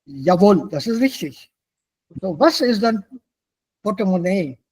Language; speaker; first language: German; non-native, fluent; Hindi